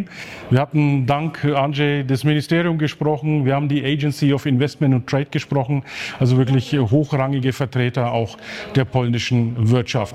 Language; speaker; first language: German; native; German